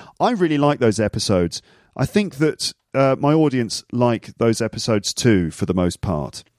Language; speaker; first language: English; native; English